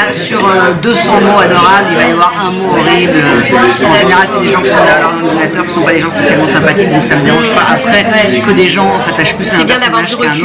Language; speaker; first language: French; native; French